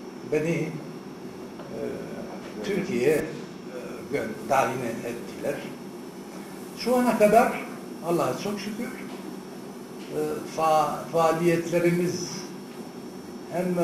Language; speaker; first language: Turkish; non-native, fluent; Arabic